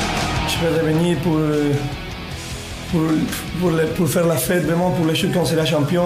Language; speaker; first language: French; non-native, fluent; Spanish